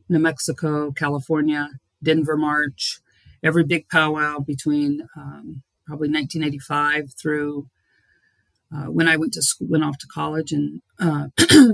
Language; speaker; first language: English; native; English